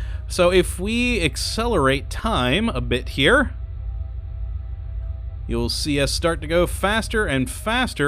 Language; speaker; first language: English; native; English